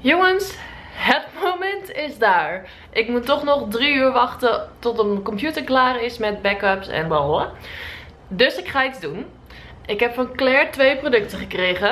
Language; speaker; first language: Dutch; native; Dutch